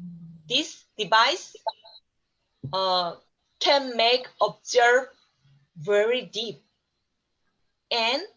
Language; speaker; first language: English; non-native, learner; Korean